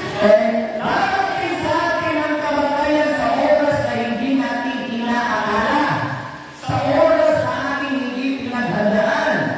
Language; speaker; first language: Filipino; non-native, local second language; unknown